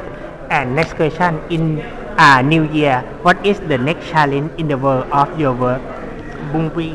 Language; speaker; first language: English; non-native, learner; Thai